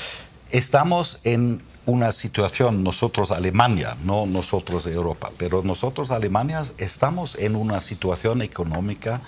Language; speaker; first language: Spanish; non-native, fluent; German